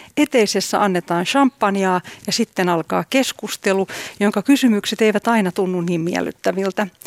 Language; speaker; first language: Finnish; native; Finnish